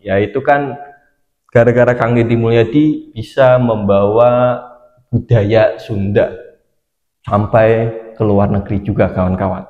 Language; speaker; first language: Indonesian; native; Indonesian